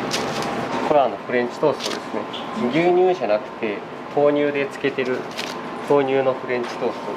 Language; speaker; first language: Japanese; native; Japanese